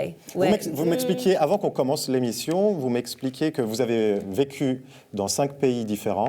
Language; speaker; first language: French; native; French